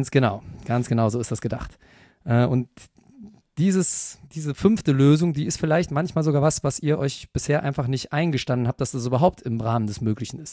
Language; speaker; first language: German; native; German